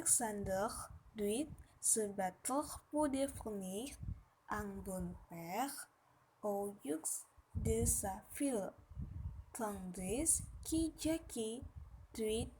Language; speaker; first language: French; non-native, learner; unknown